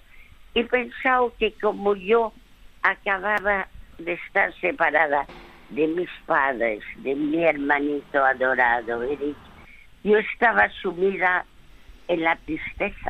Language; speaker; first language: Spanish; early bilingual, other home language; French